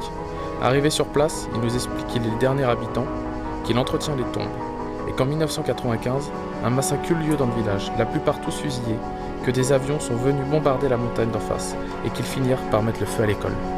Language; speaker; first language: French; native; French